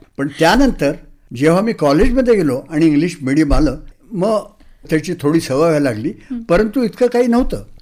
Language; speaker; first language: Marathi; native; Marathi